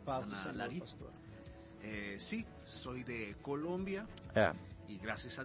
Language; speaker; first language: Portuguese; non-native, learner; Spanish